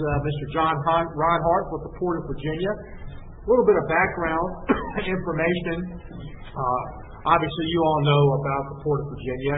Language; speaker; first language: English; native; English